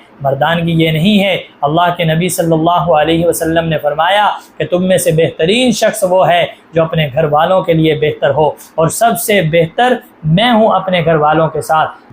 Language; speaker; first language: Urdu; native; Urdu